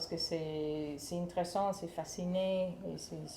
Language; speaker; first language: French; non-native, learner; English